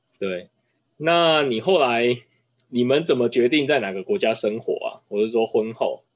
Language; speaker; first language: Chinese; native; Chinese